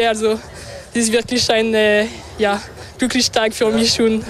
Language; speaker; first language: German; non-native, local second language; French